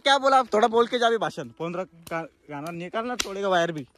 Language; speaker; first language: Hindi; non-native, local second language; Marathi